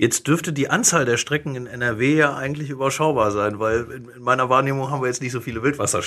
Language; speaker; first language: German; native; German